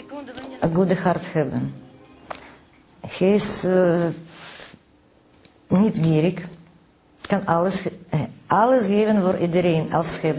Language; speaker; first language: Dutch; non-native, learner; Russian